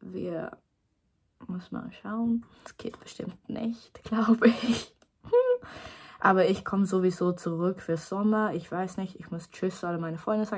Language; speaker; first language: German; non-native, learner; Swedish